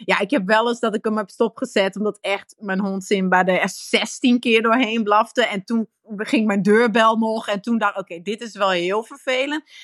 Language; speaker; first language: Dutch; native; Dutch